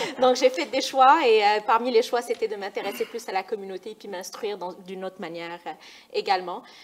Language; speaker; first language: French; non-native, local second language; Arabic